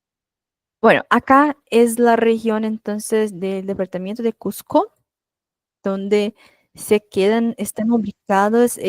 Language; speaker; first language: Spanish; non-native, fluent; Portuguese